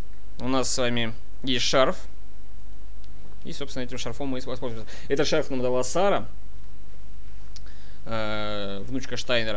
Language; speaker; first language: Russian; native; Russian